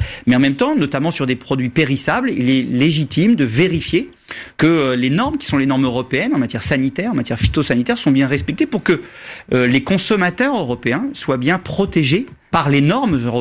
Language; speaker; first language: French; native; French